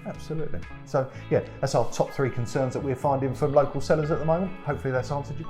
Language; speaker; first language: English; native; English